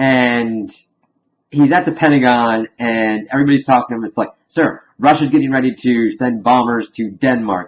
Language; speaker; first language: English; native; English